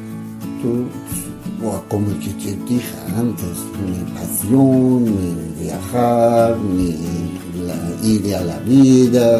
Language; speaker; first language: Spanish; non-native, learner; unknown